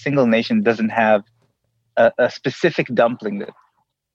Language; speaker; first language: English; non-native, fluent; Hebrew